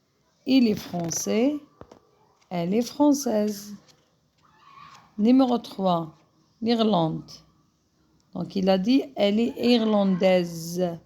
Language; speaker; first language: French; non-native, fluent; Arabic